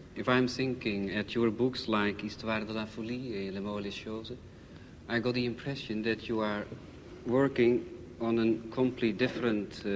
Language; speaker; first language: English; non-native, fluent; Dutch